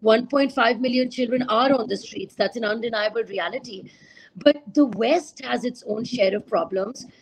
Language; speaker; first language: English; non-native, local second language; Urdu